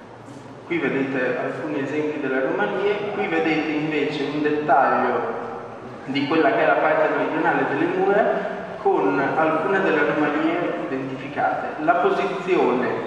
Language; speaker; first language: Italian; native; Italian